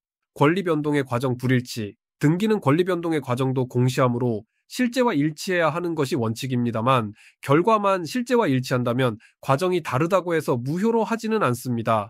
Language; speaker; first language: Korean; native; Korean